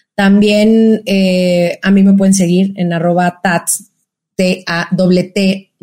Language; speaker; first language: Spanish; native; Spanish